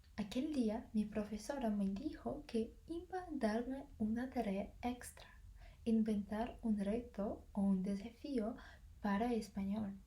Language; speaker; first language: Spanish; non-native, fluent; Russian